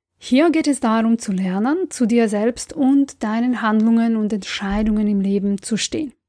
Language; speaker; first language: German; non-native, fluent; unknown